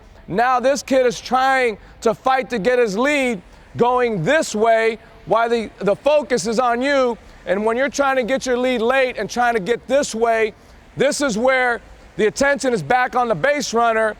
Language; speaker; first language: English; native; English